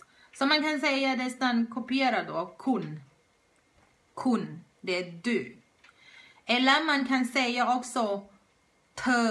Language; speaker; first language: Swedish; non-native, fluent; Thai